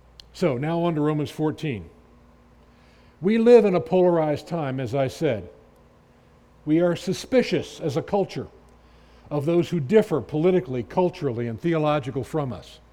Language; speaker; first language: English; native; English